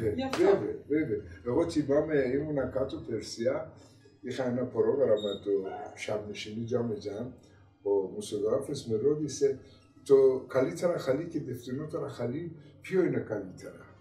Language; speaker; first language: Greek; non-native, learner; Persian